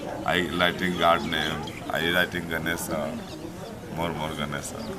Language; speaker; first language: English; non-native, learner; Hindi